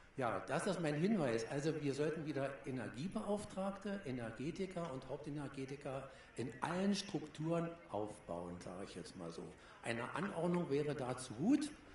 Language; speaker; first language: German; native; German